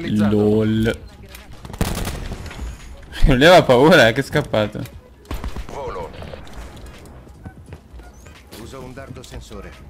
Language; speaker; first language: Italian; native; Italian